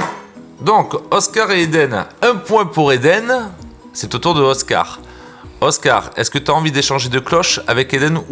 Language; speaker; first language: French; native; French